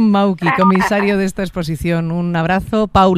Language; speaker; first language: Spanish; native; Spanish